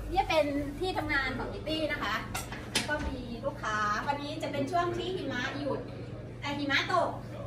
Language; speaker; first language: Thai; non-native, local second language; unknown